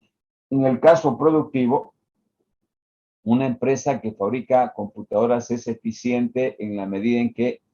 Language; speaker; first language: Spanish; native; Spanish